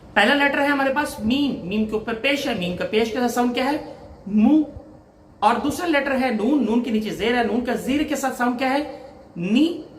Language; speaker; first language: Urdu; native; Urdu